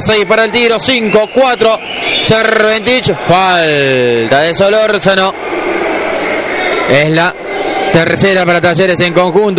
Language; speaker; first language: Spanish; native; Spanish